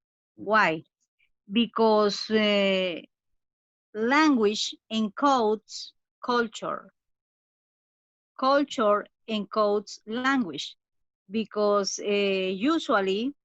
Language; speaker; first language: English; non-native, fluent; Spanish